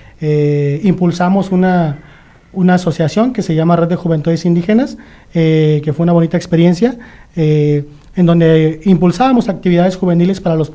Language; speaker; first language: Spanish; non-native, local second language; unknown